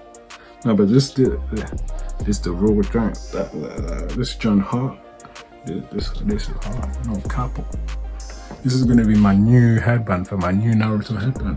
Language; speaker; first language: English; native; English